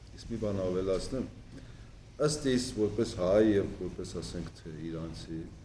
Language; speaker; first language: Armenian; early bilingual, heritage; Armenian